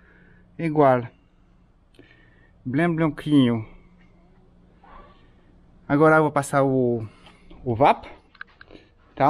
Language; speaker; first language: Portuguese; non-native, fluent; French